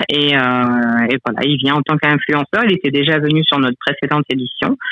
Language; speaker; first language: French; native; French